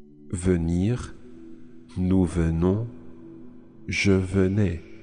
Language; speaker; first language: French; non-native, fluent; English